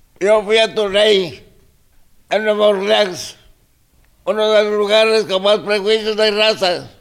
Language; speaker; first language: Spanish; non-native, local second language; Zapotec